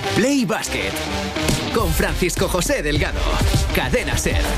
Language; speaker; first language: Spanish; native; Spanish